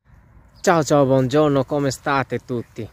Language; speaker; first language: Italian; non-native, learner; Bangla